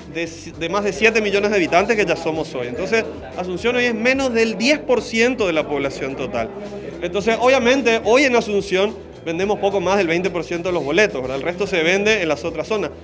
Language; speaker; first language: Spanish; native; Spanish